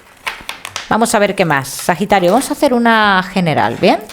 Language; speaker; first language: Spanish; native; Spanish